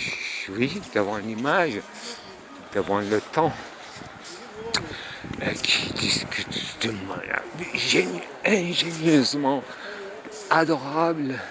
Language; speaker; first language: French; non-native, fluent; Turkish